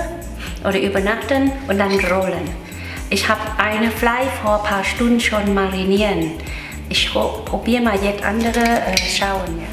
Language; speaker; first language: German; non-native, learner; Vietnamese